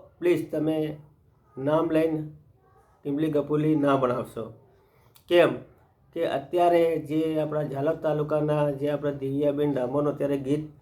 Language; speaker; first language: Gujarati; non-native, local second language; Bhili